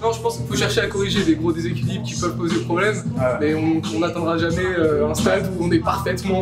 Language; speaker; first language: French; native; French